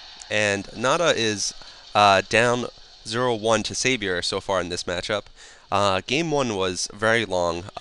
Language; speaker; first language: English; native; English